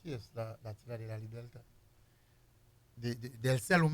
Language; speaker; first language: Spanish; non-native, fluent; Haitian Creole